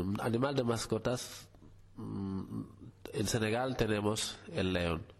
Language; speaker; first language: Spanish; non-native, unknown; Wolof